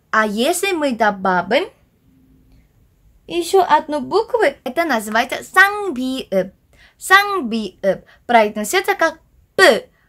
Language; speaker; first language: Russian; non-native, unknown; Korean